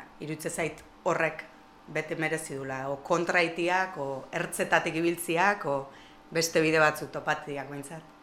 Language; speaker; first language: Basque; native; Basque